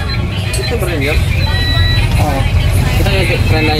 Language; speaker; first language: Filipino; non-native, local second language; Hiligaynon